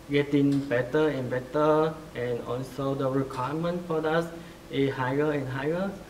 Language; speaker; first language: English; non-native, fluent; Vietnamese